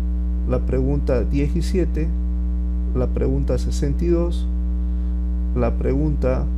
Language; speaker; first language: Spanish; native; Spanish